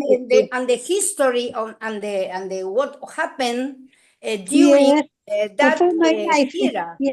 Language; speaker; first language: English; non-native, learner; Spanish